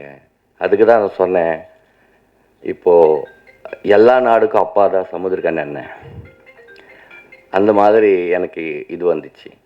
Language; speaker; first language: Tamil; non-native, learner; Telugu